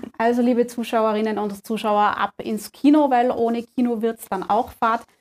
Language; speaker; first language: German; native; German